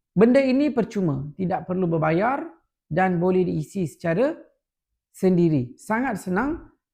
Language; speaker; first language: Malay; non-native, local second language; Tamil